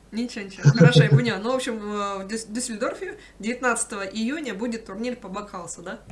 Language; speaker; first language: Russian; native; Russian